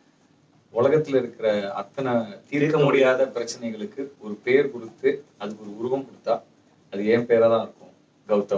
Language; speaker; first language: Tamil; native; Tamil